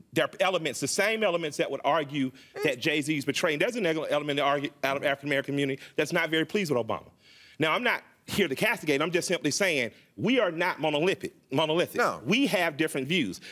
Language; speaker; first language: English; native; English